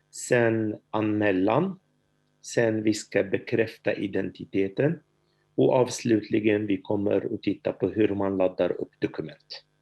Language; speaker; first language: Swedish; non-native, fluent; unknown